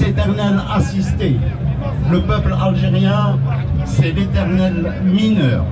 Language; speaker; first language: French; non-native, local second language; Arabic